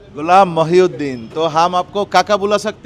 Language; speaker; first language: Hindi; non-native, learner; Bangla